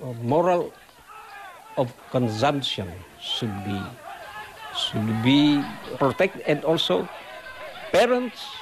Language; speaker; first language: English; non-native, learner; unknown